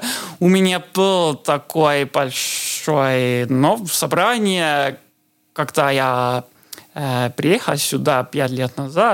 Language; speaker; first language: Russian; non-native, learner; Estonian